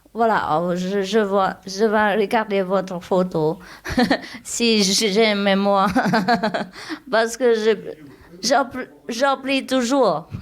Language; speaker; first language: French; non-native, learner; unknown